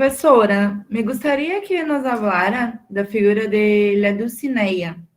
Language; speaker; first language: Spanish; non-native, fluent; Portuguese